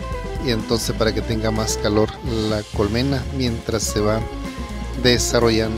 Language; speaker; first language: Spanish; native; Spanish